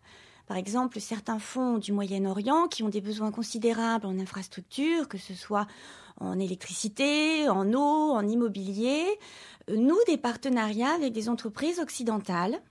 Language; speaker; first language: French; native; French